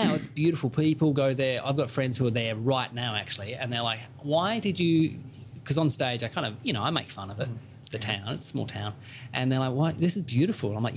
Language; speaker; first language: English; native; English